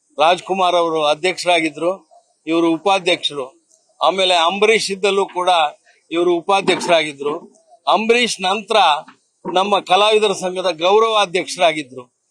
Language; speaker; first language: Kannada; native; Kannada